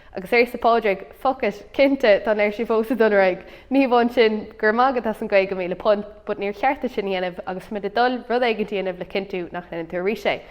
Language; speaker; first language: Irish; non-native, local second language; English